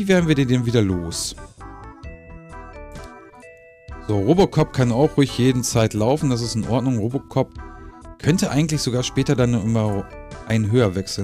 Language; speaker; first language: German; native; German